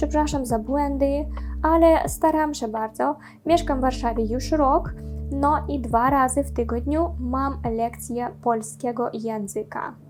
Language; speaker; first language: Polish; non-native, learner; Russian